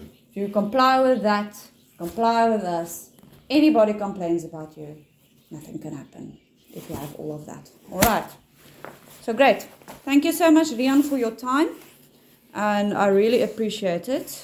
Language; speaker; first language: English; non-native, local second language; Afrikaans